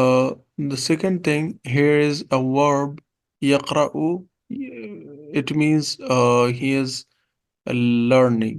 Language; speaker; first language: English; non-native, local second language; Urdu